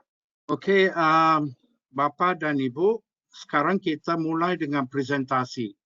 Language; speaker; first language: Indonesian; non-native, fluent; English